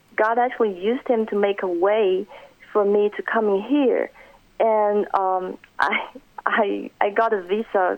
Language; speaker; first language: English; non-native, fluent; Chinese